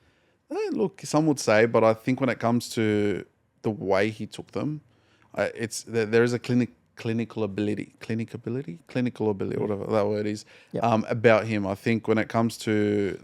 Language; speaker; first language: English; native; English